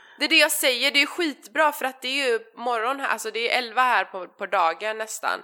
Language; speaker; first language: Swedish; early bilingual, other home language; Persian